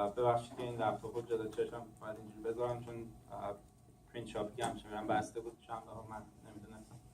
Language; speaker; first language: Persian; early bilingual, heritage; English